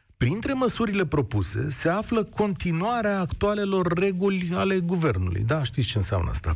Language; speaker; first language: Romanian; native; Romanian